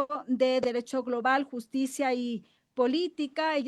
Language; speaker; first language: Spanish; native; Spanish